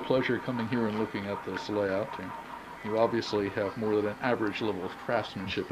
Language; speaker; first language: English; native; English